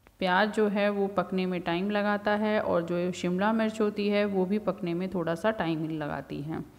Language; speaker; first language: Hindi; native; Hindi